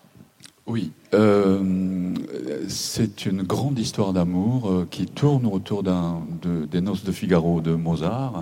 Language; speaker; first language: French; non-native, fluent; Japanese